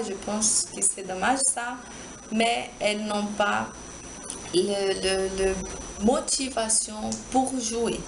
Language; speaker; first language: French; non-native, learner; Portuguese